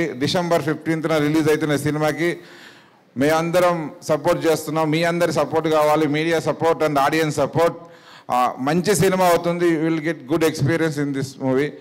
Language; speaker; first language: Telugu; native; Telugu